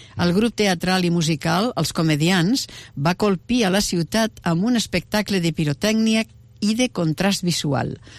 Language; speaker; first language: Catalan; native; Catalan